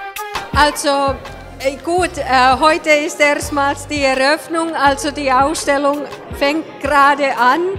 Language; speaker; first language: German; non-native, fluent; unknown